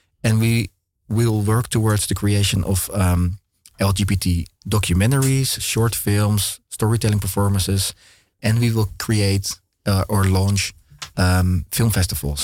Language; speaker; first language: English; non-native, fluent; Dutch